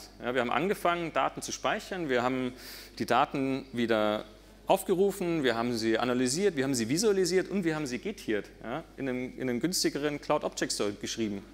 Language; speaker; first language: German; native; German